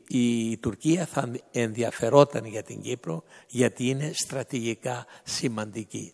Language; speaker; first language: Greek; native; Greek